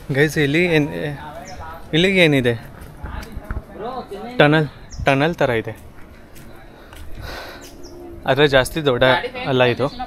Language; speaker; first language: Kannada; non-native, learner; Hindi